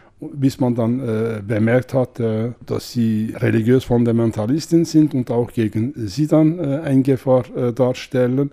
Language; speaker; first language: German; non-native, fluent; Kurdish